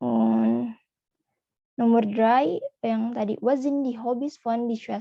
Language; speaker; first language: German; non-native, fluent; Indonesian